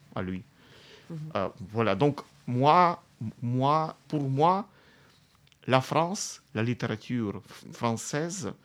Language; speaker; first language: French; non-native, fluent; Ukrainian